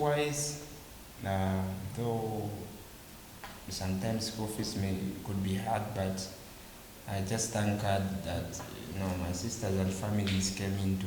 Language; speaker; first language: English; non-native, local second language; Bemba